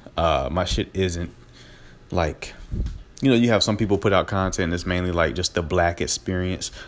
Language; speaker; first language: English; native; English